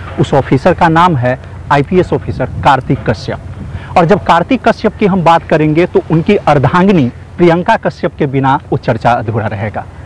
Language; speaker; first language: Hindi; native; Hindi